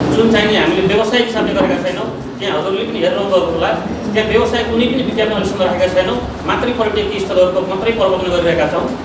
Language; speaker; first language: Nepali; native; Nepali